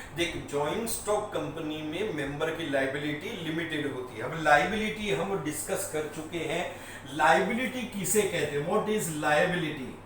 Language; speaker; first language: Hindi; native; Hindi